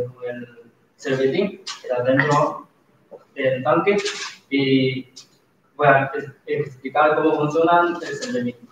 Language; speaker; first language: Spanish; non-native, learner; Chinese